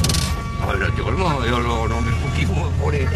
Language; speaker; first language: French; native; French